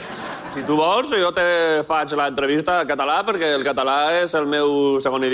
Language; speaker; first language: Catalan; non-native, local second language; Spanish